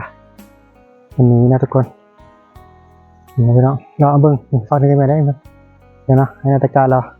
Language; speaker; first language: Thai; non-native, local second language; Lao